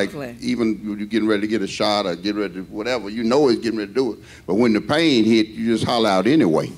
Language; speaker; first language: English; native; English